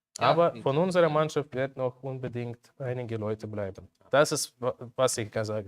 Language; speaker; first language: German; non-native, learner; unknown